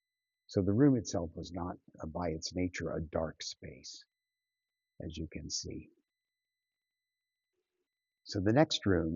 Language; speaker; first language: English; native; English